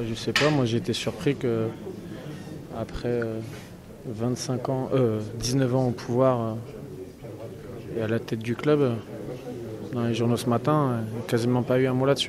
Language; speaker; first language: French; native; French